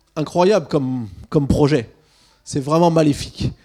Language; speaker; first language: French; early bilingual, other home language; Swiss German